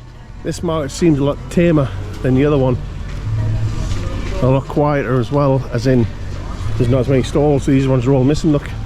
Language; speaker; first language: English; native; English